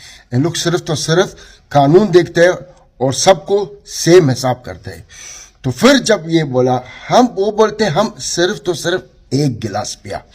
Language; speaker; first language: Hindi; non-native, fluent; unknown